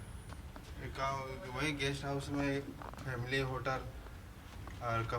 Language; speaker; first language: Hindi; non-native, local second language; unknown